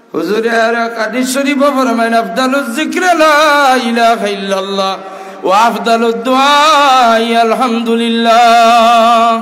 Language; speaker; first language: Bangla; non-native, local second language; Sylheti